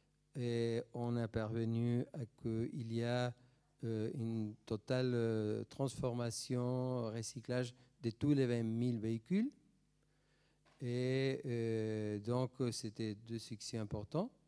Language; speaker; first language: French; non-native, fluent; Spanish